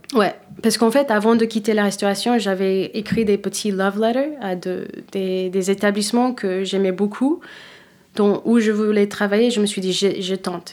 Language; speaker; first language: French; non-native, fluent; Kabuverdianu